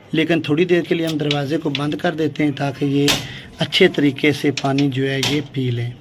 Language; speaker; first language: Urdu; native; Urdu